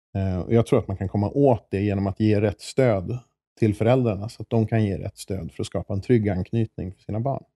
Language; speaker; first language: Swedish; native; Swedish